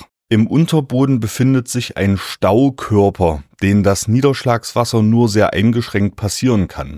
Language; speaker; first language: German; native; German